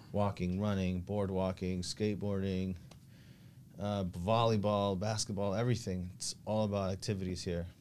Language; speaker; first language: English; native; English